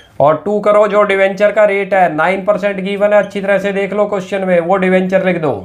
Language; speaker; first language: Hindi; native; Hindi